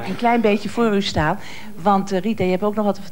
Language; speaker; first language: Dutch; native; Dutch